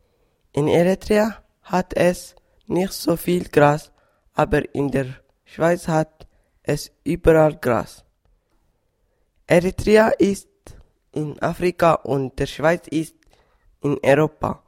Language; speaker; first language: German; non-native, learner; Tigrinya